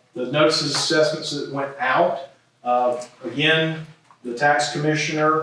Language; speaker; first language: English; native; English